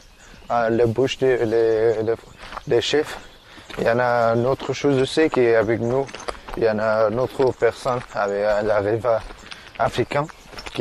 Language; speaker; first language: French; non-native, learner; Persian